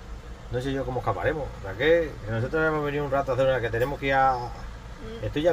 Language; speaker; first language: Spanish; native; Spanish